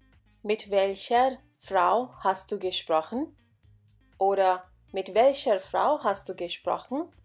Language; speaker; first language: German; non-native, fluent; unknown